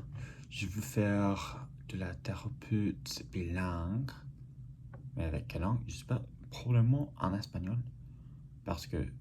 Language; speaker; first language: French; non-native, learner; English